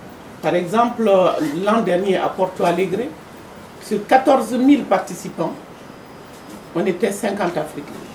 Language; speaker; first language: French; non-native, local second language; Bambara